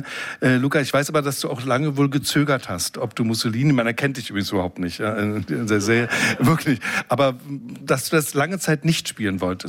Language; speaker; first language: German; native; German